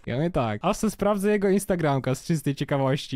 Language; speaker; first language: Polish; native; Polish